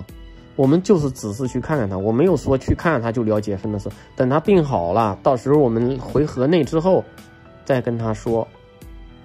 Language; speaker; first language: Chinese; native; Chinese